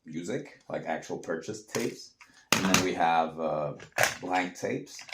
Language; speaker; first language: English; non-native, fluent; Swedish